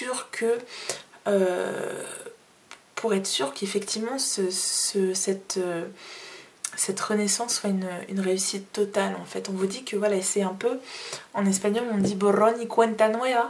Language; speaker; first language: French; native; French